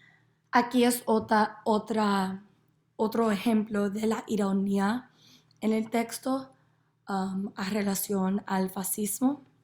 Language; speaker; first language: Spanish; non-native, learner; English